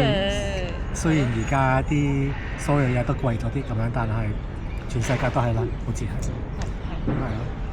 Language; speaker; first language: Cantonese; early bilingual, heritage; Cantonese